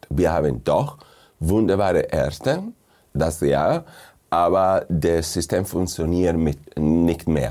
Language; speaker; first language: German; non-native, fluent; Spanish